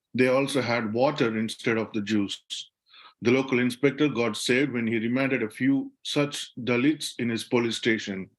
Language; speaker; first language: English; non-native, local second language; Tamil